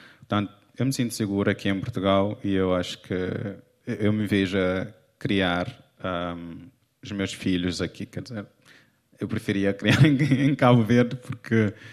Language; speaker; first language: Portuguese; non-native, local second language; Kabuverdianu